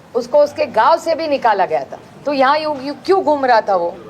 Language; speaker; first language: Hindi; non-native, local second language; Marathi